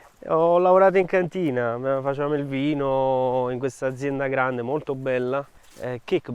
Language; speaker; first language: Italian; native; Italian